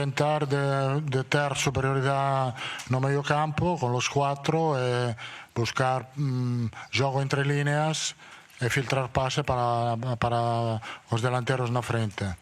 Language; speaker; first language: Portuguese; non-native, learner; Italian